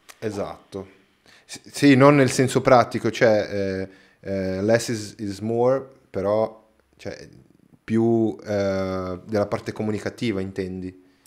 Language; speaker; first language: Italian; non-native, fluent; Portuguese